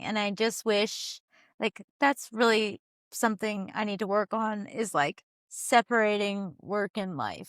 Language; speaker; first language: English; native; English